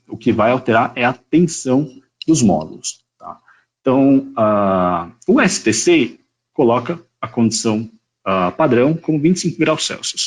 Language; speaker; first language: Portuguese; native; Portuguese